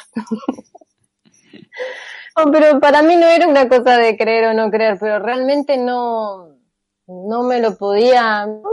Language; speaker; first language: Spanish; native; Spanish